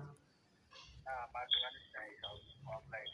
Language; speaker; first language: Hindi; non-native, learner; Bangla